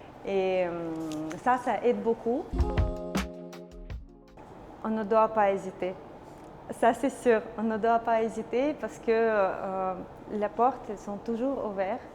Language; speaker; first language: French; non-native, learner; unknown